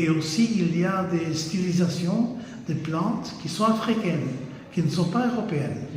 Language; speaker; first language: French; non-native, fluent; Portuguese